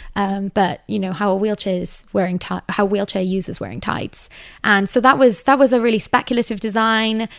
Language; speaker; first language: English; native; English